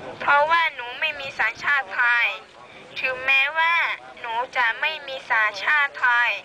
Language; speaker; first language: Thai; non-native, local second language; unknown